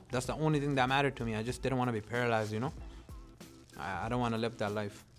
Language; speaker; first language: English; non-native, fluent; Punjabi